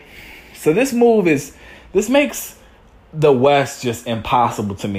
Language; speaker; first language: English; native; English